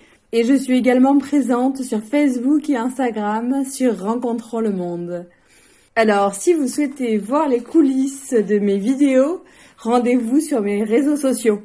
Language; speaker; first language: French; native; French